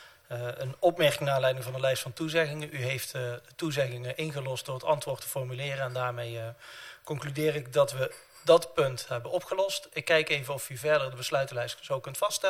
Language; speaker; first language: Dutch; native; Dutch